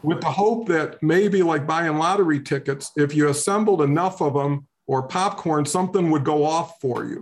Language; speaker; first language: English; native; English